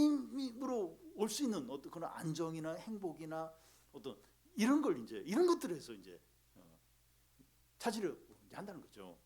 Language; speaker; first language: Korean; native; Korean